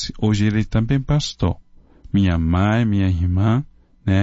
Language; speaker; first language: Portuguese; non-native, fluent; Chinese